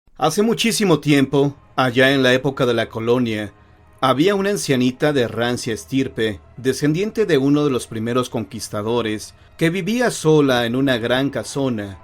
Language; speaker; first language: Spanish; native; Spanish